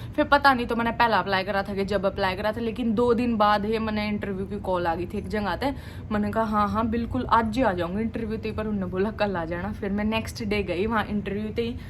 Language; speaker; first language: Hindi; native; Hindi